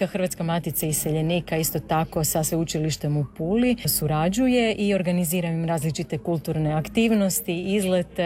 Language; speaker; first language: Serbian; native; Serbian